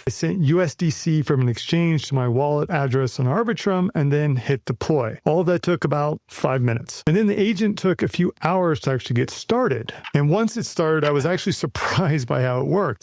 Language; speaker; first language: English; native; English